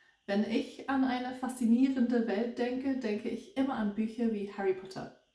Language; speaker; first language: German; non-native, fluent; English